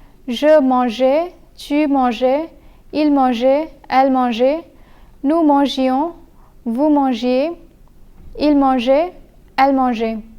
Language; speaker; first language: French; non-native, fluent; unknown